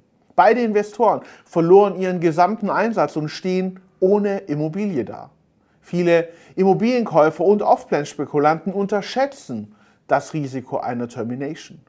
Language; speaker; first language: German; native; German